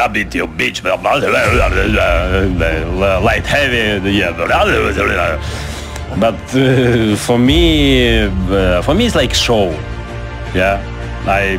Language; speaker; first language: English; non-native, learner; Ukrainian